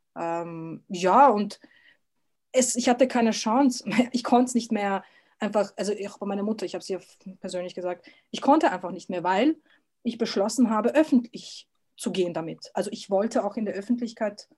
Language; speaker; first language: German; early bilingual, other home language; Serbian